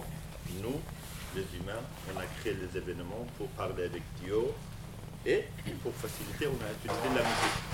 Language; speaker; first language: French; non-native, fluent; Kurdish